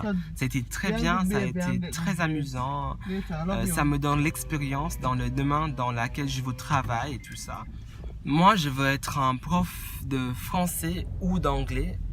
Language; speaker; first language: French; non-native, fluent; English